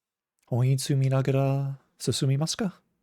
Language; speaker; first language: Japanese; non-native, fluent; English